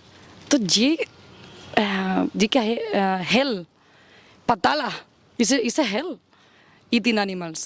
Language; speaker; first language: Hindi; non-native, learner; Spanish